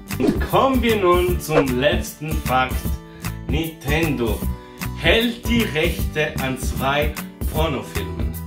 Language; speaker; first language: German; early bilingual, other home language; Portuguese